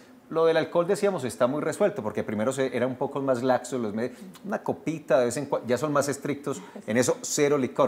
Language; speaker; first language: Spanish; native; Spanish